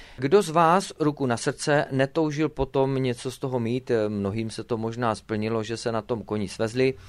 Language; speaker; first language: Czech; native; Czech